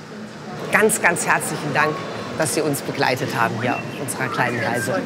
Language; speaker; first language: German; native; German